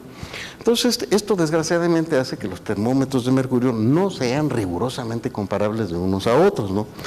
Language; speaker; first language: Spanish; native; Spanish